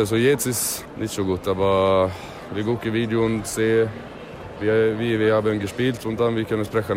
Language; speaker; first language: German; non-native, learner; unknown